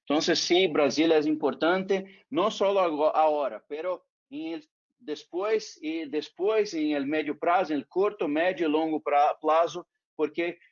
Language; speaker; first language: Spanish; non-native, fluent; Portuguese